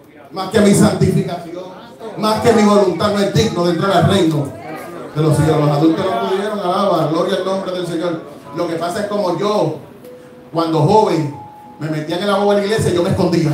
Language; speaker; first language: Spanish; early bilingual, heritage; Spanish